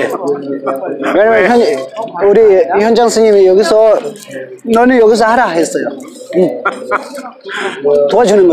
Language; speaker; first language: Korean; non-native, fluent; Tibetan